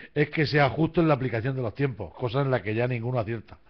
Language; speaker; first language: Spanish; native; Spanish